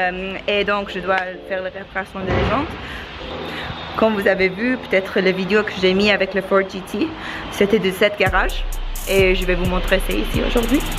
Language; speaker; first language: French; non-native, learner; English